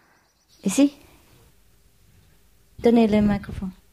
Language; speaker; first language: French; non-native, learner; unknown